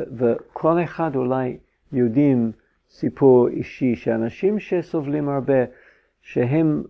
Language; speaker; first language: Hebrew; non-native, fluent; English